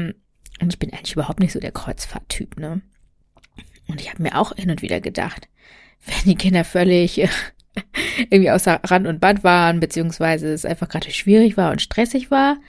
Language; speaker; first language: German; native; German